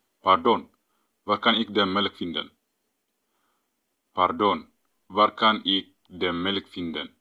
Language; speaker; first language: Dutch; non-native, fluent; Tigrinya